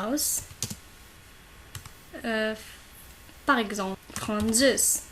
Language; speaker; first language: French; non-native, local second language; Arabic